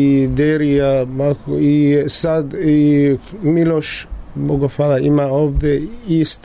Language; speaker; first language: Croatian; non-native, learner; Arabic